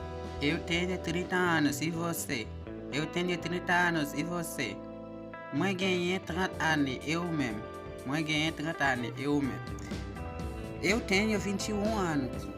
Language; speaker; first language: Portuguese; non-native, learner; Haitian Creole